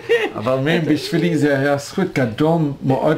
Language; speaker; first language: Hebrew; non-native, learner; English